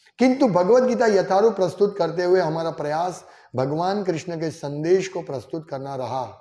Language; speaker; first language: Hindi; non-native, local second language; Gujarati